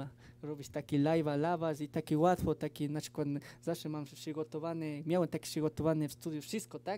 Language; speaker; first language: Polish; non-native, fluent; Spanish